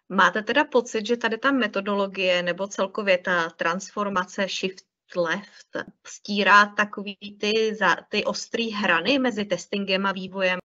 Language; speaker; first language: Czech; native; Czech